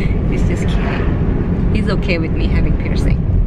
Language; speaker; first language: English; non-native, fluent; Indonesian